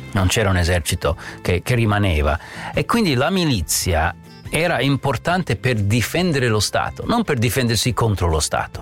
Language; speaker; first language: Italian; non-native, fluent; English